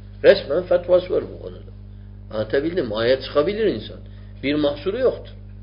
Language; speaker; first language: Turkish; non-native, fluent; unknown